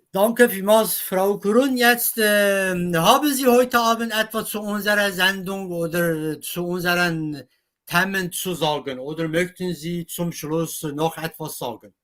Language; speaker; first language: German; non-native, fluent; Kurdish